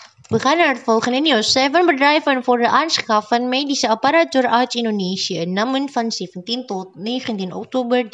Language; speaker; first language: Dutch; non-native, fluent; Indonesian